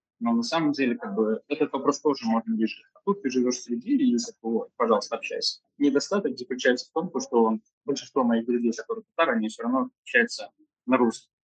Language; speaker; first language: Russian; native; Russian